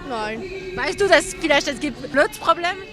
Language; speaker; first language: German; non-native, learner; French